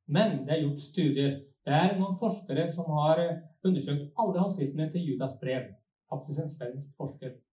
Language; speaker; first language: Norwegian; non-native, fluent; Spanish